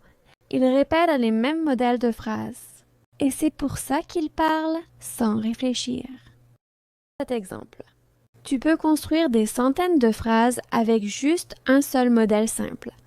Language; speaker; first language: French; non-native, fluent; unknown